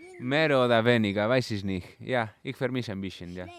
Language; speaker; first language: German; non-native, learner; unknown